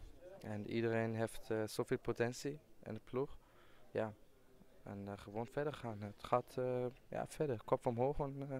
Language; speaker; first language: Dutch; non-native, fluent; German